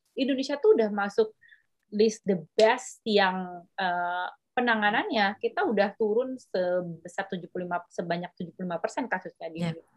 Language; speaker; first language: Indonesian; native; Indonesian